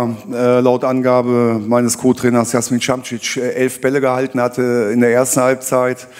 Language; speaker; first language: German; native; German